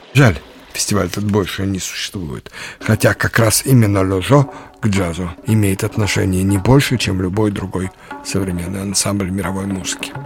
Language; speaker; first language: Russian; native; Russian